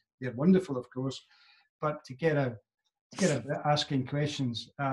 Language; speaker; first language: English; native; English